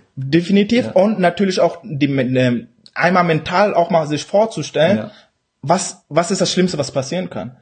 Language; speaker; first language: German; early bilingual, other home language; Urdu